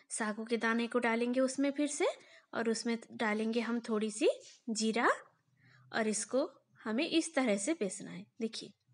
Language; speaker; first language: Hindi; non-native, local second language; Bangla